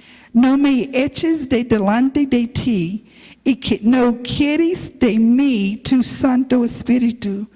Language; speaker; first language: Spanish; non-native, learner; English